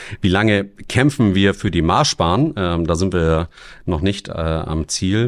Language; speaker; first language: German; native; German